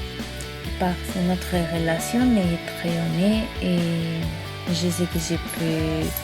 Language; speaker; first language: French; non-native, learner; Spanish